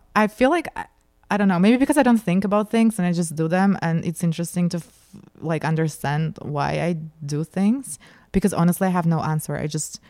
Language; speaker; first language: English; non-native, fluent; Russian